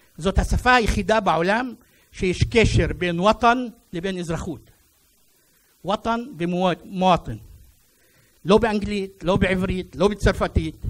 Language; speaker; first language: Hebrew; non-native, local second language; Arabic